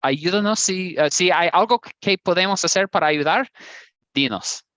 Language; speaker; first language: Spanish; non-native, learner; English